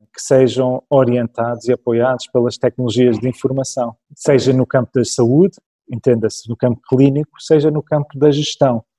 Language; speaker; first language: Portuguese; early bilingual, other home language; English